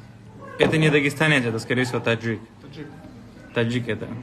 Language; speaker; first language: Russian; native; Russian